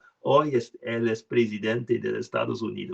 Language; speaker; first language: Spanish; non-native, learner; French